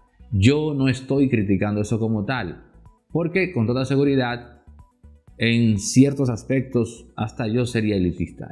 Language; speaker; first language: Spanish; native; Spanish